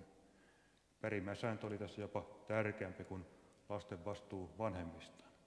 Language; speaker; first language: Finnish; native; Finnish